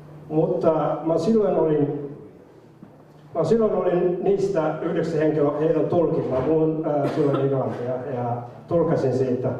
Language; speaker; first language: Finnish; non-native, fluent; Somali